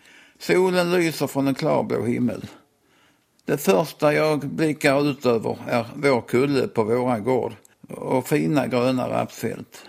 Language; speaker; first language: Swedish; native; Swedish